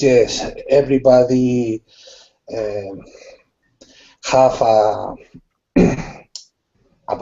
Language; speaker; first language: English; non-native, learner; Spanish